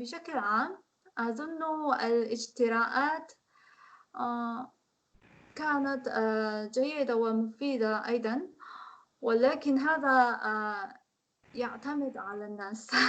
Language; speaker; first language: Arabic; non-native, learner; Korean